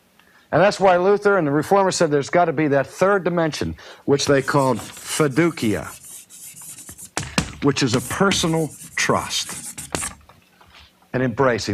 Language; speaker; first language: English; native; English